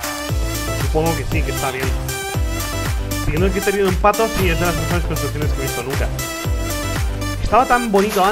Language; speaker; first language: Spanish; native; Spanish